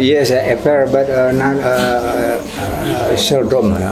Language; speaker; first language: English; non-native, learner; Indonesian